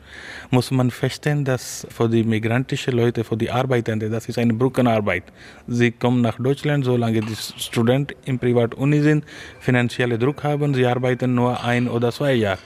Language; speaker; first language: German; non-native, learner; Urdu